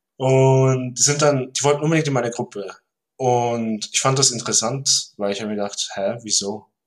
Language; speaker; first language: German; early bilingual, other home language; Turkish